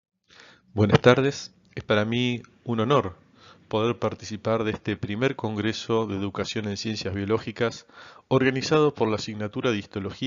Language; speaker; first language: Spanish; native; Spanish